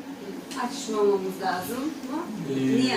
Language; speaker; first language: Turkish; native; Turkish